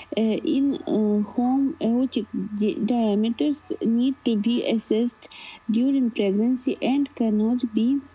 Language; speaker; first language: English; non-native, learner; Russian